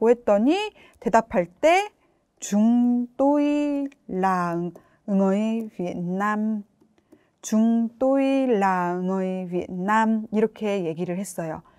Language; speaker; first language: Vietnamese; non-native, fluent; Korean